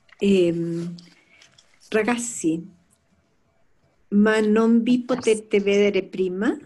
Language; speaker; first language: Italian; non-native, learner; Spanish